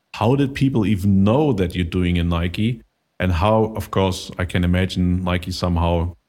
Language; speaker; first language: English; non-native, fluent; German